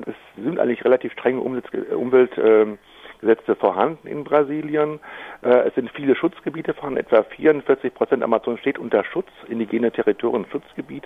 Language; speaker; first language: German; native; German